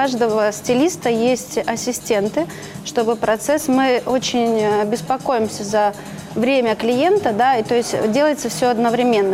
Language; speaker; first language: Russian; native; Russian